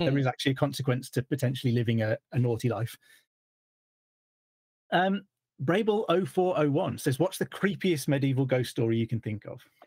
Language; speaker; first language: English; native; English